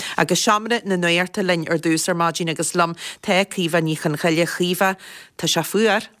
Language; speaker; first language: Irish; native; Irish